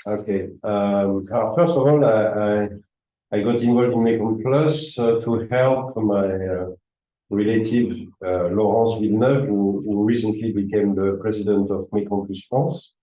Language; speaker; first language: English; non-native, fluent; French